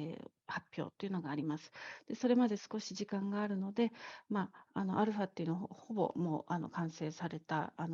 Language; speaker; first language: Japanese; native; Japanese